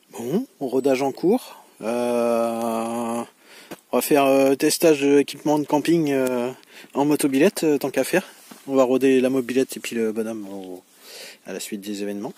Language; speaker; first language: French; native; French